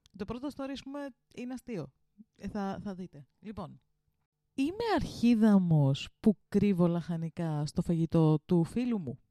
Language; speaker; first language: Greek; early bilingual, heritage; Greek